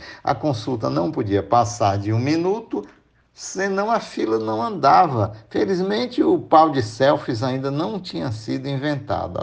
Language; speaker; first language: Portuguese; native; Portuguese